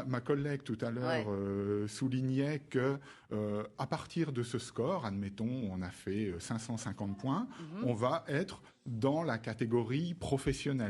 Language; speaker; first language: French; native; French